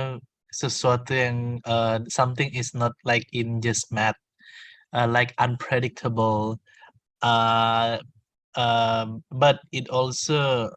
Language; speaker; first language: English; non-native, learner; Indonesian